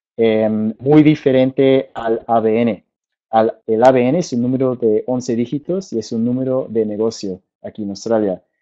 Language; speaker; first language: Spanish; early bilingual, heritage; Spanish